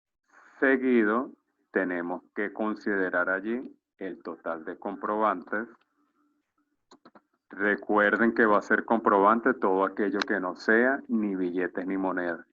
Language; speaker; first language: Spanish; native; Spanish